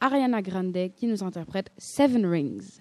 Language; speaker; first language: French; native; French